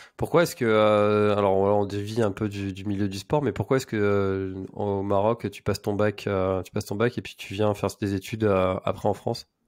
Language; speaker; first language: French; native; French